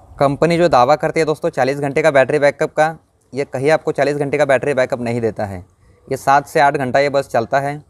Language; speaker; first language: Hindi; non-native, local second language; Marathi